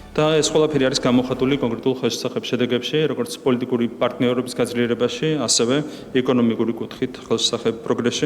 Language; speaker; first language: Georgian; native; Georgian